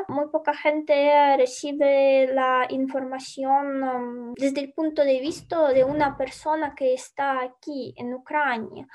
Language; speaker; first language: Spanish; non-native, fluent; Ukrainian